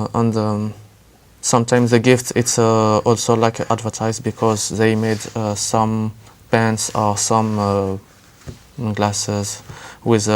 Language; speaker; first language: English; non-native, learner; French